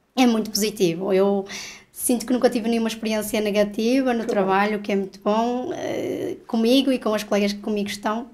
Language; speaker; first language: Portuguese; native; Portuguese